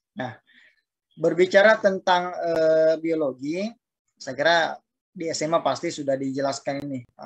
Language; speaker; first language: Indonesian; native; Indonesian